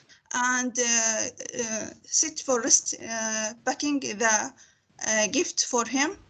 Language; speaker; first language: English; non-native, learner; Arabic